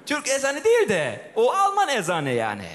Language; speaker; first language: Turkish; early bilingual, heritage; Turkish